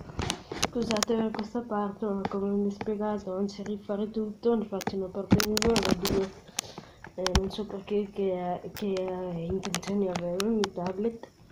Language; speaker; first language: Italian; native; Italian